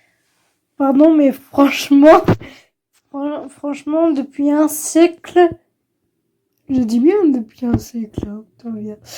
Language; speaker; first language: French; native; French